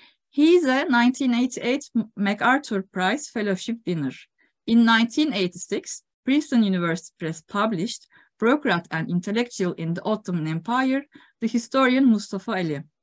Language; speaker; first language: English; non-native, fluent; Turkish